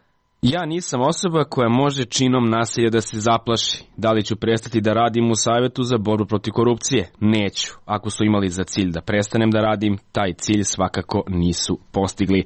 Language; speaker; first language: Serbian; native; Serbian